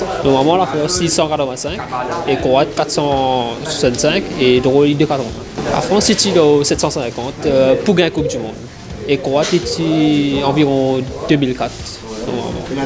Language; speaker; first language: French; non-native, local second language; Morisyen